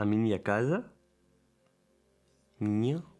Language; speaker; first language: Portuguese; non-native, learner; Italian